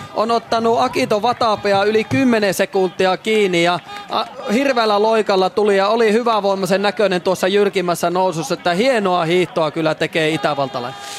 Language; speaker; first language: Finnish; native; Finnish